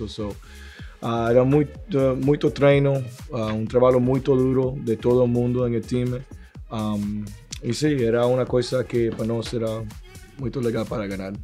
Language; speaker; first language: Portuguese; non-native, learner; Spanish